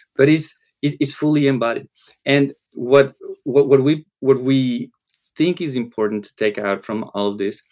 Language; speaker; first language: English; non-native, fluent; Spanish